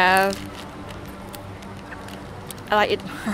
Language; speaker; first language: English; non-native, learner; Thai